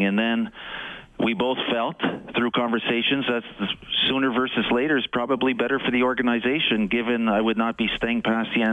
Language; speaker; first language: English; native; English